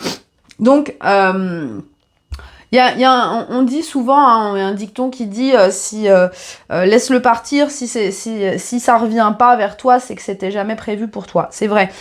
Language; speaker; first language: French; native; French